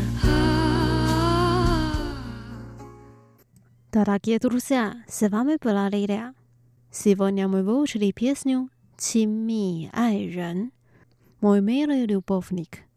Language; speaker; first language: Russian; non-native, fluent; Chinese